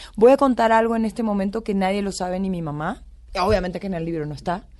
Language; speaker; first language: Spanish; native; Spanish